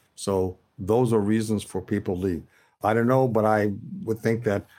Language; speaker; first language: English; native; English